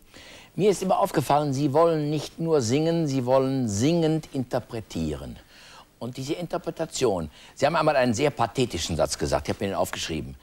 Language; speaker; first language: German; native; German